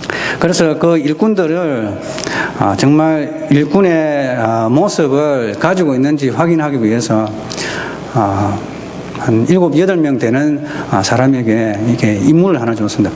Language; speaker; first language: Korean; native; Korean